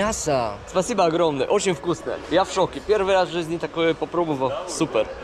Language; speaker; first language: Russian; non-native, learner; Polish